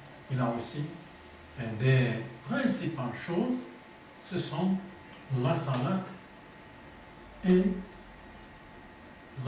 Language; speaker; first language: French; non-native, fluent; Arabic